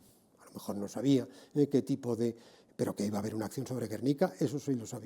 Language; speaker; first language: Spanish; native; Spanish